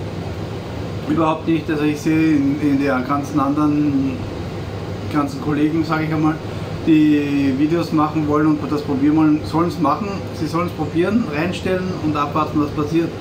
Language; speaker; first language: German; native; German